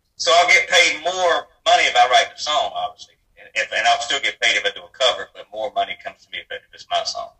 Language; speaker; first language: English; native; English